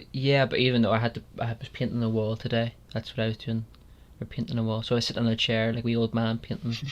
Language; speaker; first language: English; native; English